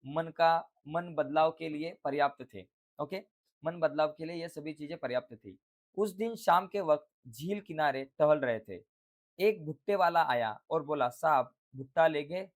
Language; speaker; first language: Hindi; non-native, local second language; Marathi